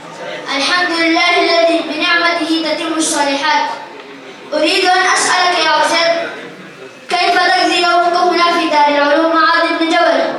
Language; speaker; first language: Arabic; non-native, learner; Urdu